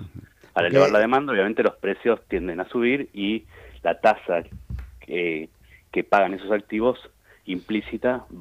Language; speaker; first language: Spanish; native; Spanish